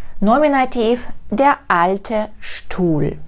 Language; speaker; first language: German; non-native, fluent; Ukrainian